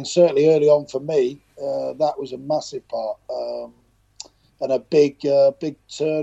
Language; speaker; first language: English; native; English